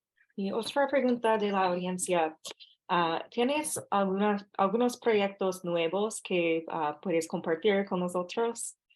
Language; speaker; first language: Spanish; non-native, fluent; English